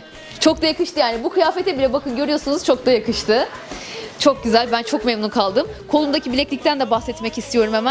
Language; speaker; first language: Turkish; native; Turkish